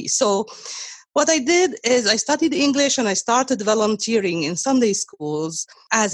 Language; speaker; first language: English; non-native, fluent; Arabic